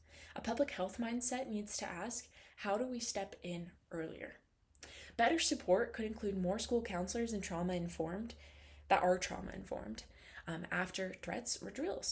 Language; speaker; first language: English; native; English